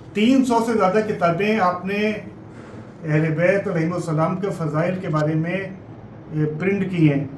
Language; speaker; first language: Urdu; native; Urdu